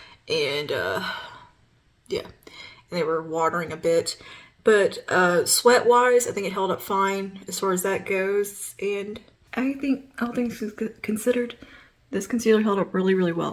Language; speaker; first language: English; native; English